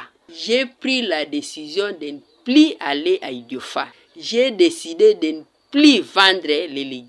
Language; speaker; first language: French; non-native, learner; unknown